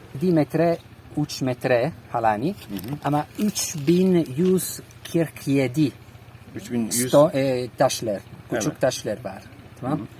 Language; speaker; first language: Turkish; non-native, learner; Italian